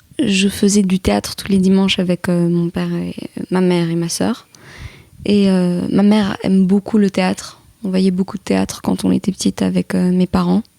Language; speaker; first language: French; early bilingual, other home language; Greek